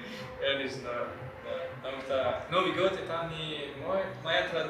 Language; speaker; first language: Russian; non-native, learner; Malay